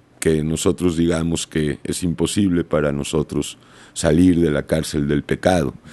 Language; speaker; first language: Spanish; native; Spanish